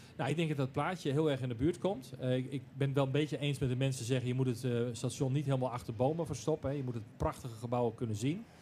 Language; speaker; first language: Dutch; native; Dutch